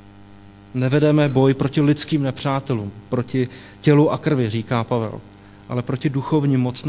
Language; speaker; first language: Czech; native; Czech